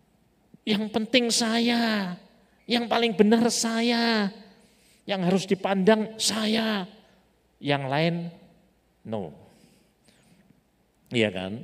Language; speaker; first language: Indonesian; native; Indonesian